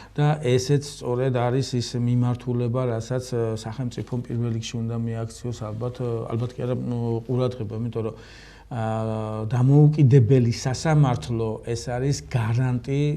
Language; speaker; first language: Georgian; native; Georgian